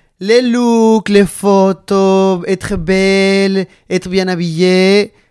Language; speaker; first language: French; non-native, fluent; Spanish